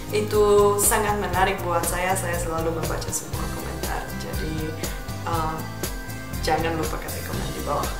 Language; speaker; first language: Indonesian; non-native, fluent; Czech